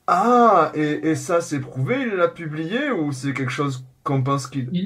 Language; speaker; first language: French; native; French